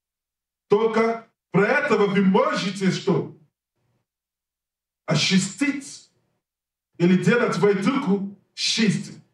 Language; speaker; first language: Russian; non-native, learner; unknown